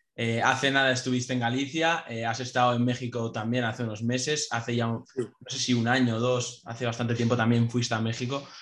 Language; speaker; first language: Spanish; native; Spanish